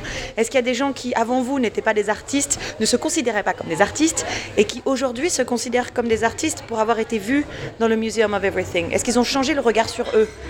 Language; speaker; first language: French; native; French